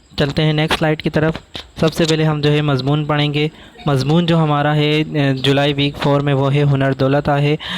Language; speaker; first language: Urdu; non-native, local second language; Sindhi